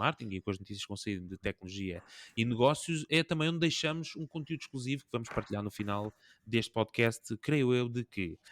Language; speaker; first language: Portuguese; native; Portuguese